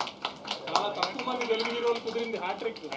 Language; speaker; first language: Telugu; native; Telugu